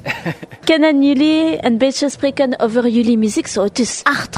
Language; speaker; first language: Dutch; non-native, local second language; French